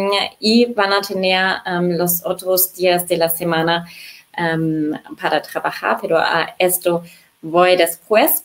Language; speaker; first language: Spanish; non-native, fluent; German